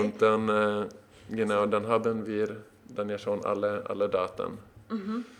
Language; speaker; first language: German; non-native, learner; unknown